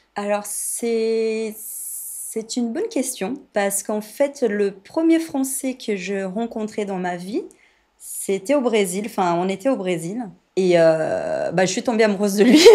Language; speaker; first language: French; non-native, fluent; Portuguese